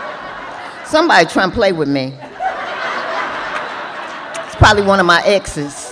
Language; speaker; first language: English; native; English